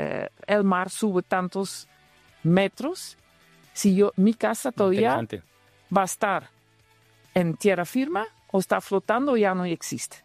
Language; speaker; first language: Spanish; non-native, fluent; Dutch